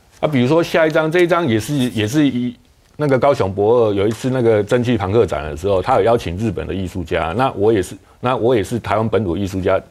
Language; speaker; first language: Chinese; native; Chinese